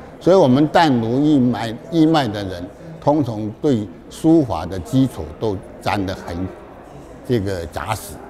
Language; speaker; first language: Chinese; native; Chinese